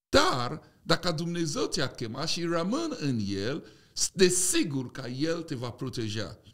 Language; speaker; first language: Romanian; non-native, fluent; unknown